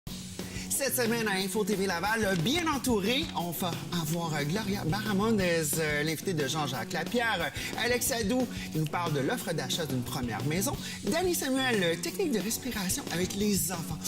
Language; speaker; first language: French; native; French